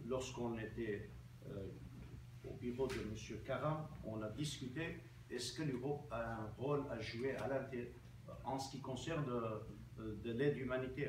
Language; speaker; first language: French; non-native, local second language; Armenian